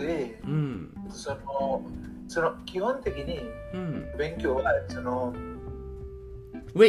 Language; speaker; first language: Japanese; non-native, learner; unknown